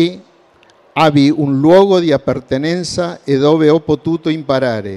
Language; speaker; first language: Italian; non-native, learner; Spanish